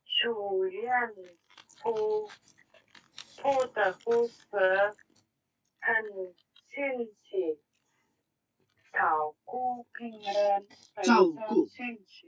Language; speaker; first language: Chinese; non-native, learner; Indonesian